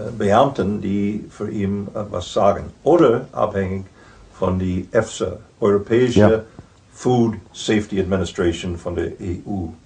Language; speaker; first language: German; non-native, fluent; English